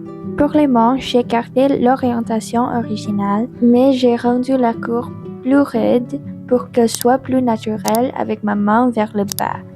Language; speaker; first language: French; non-native, learner; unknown